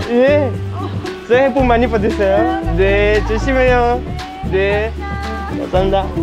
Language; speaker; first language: Korean; non-native, learner; Ukrainian